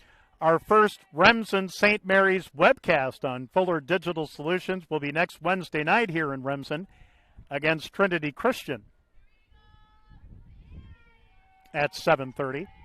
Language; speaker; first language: English; native; English